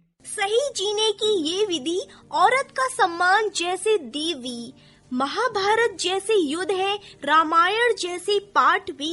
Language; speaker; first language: Hindi; native; Hindi